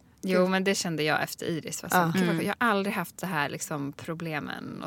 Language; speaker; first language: Swedish; native; Swedish